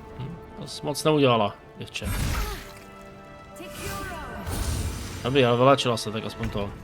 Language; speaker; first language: Czech; native; Czech